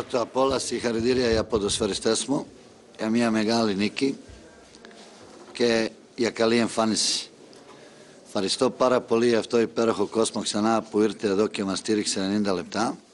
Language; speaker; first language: Greek; non-native, fluent; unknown